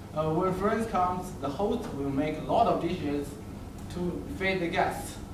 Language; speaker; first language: English; non-native, learner; Chinese